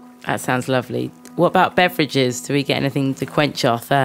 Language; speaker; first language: English; native; English